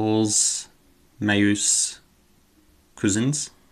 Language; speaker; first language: Catalan; non-native, learner; English